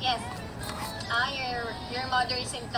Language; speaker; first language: English; non-native, local second language; Filipino